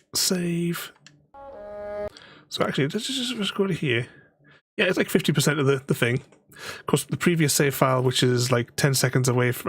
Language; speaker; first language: English; native; English